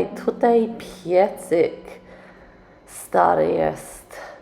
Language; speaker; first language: Polish; early bilingual, heritage; English